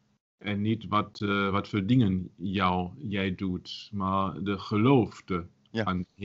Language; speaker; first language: Dutch; non-native, learner; German